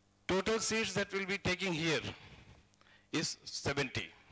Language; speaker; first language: English; non-native, local second language; Hindi